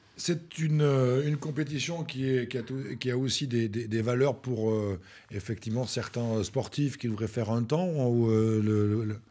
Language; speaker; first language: French; native; French